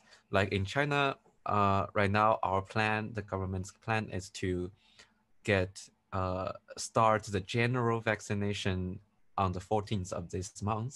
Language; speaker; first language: English; non-native, fluent; Chinese